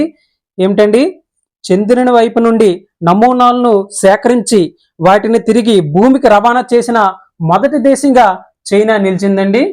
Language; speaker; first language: Telugu; native; Telugu